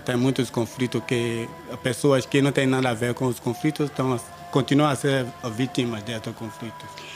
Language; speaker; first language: Portuguese; non-native, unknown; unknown